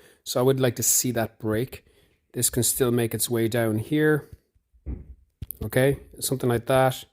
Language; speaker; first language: English; native; English